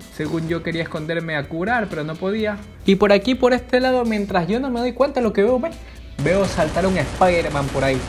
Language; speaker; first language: Spanish; native; Spanish